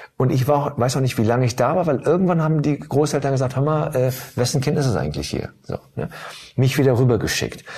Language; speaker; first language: German; early bilingual, other home language; Turkish